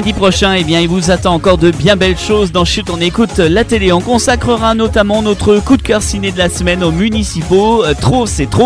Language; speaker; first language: French; native; French